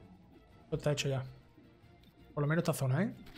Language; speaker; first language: Spanish; native; Spanish